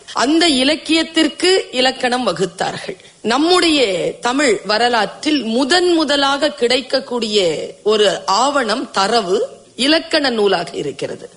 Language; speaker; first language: Tamil; native; Tamil